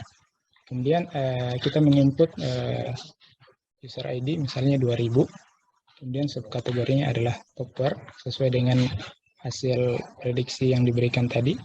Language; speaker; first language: Indonesian; native; Indonesian